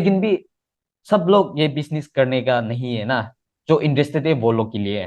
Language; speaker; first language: Hindi; non-native, local second language; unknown